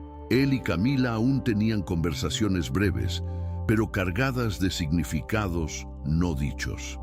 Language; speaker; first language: Spanish; native; Spanish